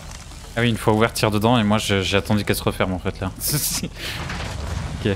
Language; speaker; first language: French; native; French